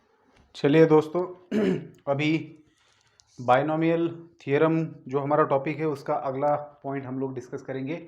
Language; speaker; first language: Hindi; native; Hindi